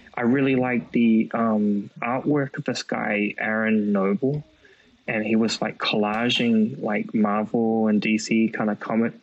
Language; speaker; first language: English; native; English